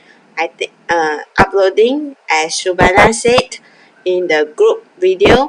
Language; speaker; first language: English; non-native, local second language; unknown